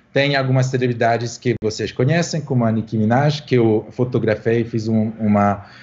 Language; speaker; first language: Portuguese; non-native, fluent; French